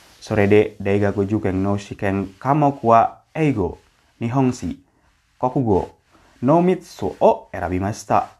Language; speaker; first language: Japanese; non-native, learner; Indonesian